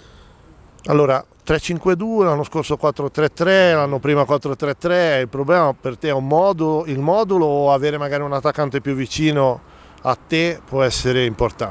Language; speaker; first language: Italian; native; Italian